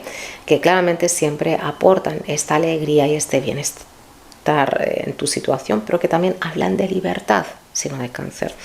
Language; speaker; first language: Spanish; native; Spanish